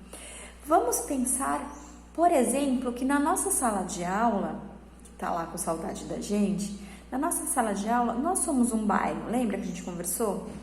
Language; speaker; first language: Portuguese; native; Portuguese